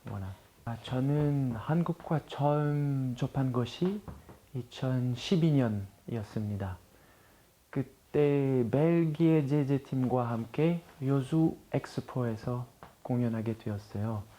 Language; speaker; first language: Korean; non-native, fluent; French